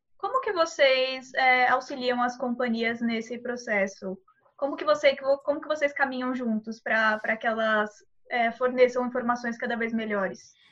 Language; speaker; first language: Portuguese; native; Portuguese